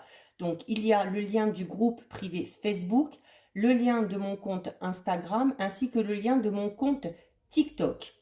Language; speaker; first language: French; native; French